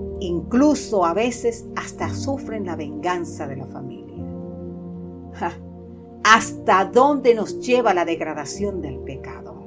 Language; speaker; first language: Spanish; native; Spanish